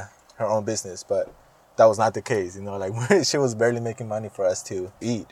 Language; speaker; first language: English; non-native, fluent; Spanish